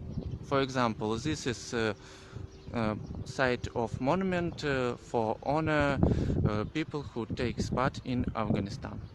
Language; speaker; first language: English; non-native, learner; Russian